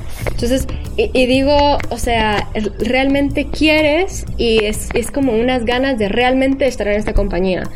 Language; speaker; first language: Spanish; early bilingual, heritage; Spanish